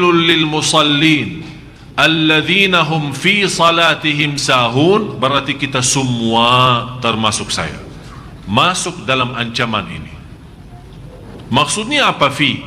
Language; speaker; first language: Indonesian; non-native, fluent; Arabic